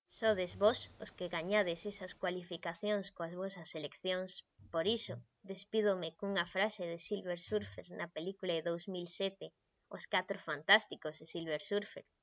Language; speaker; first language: Galician; non-native, local second language; Spanish